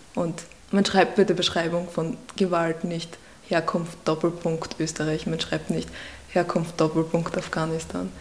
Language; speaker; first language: German; early bilingual, other home language; Persian